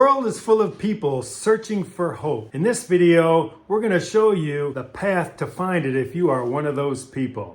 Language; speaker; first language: English; native; English